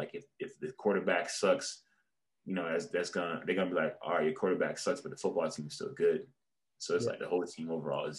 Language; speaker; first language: English; native; English